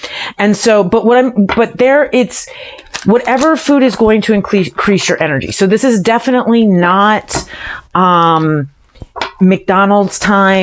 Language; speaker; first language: English; native; English